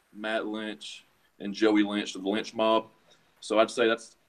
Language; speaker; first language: English; native; English